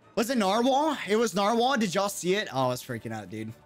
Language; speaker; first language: English; native; English